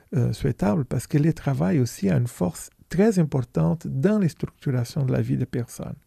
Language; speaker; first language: French; non-native, fluent; Portuguese